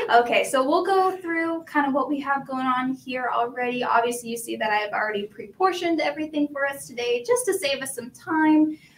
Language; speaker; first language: English; native; English